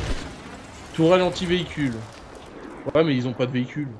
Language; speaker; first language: French; native; French